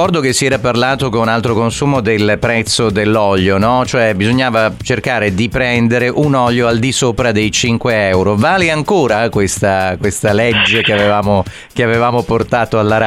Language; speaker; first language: Italian; native; Italian